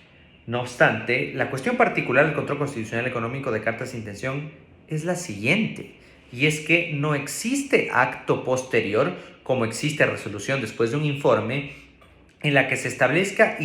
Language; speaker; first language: Spanish; native; Spanish